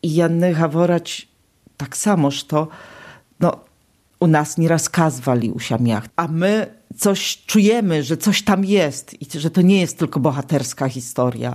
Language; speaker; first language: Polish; non-native, local second language; Belarusian